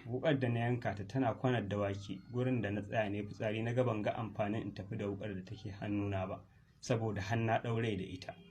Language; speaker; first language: Hausa; native; Hausa